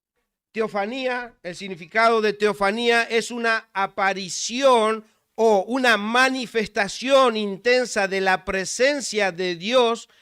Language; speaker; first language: Spanish; native; Spanish